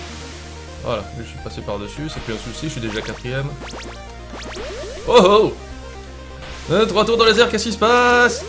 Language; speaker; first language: French; native; French